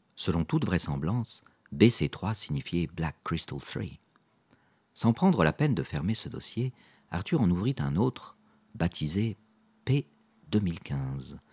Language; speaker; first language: French; native; French